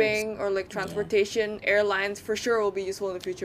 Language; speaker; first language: English; non-native, fluent; Indonesian